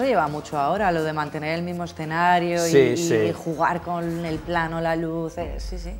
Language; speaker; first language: Spanish; native; Spanish